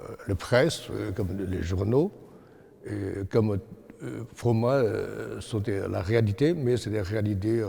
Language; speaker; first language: French; non-native, fluent; Chinese